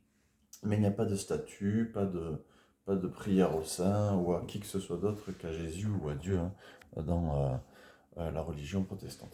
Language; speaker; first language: French; native; French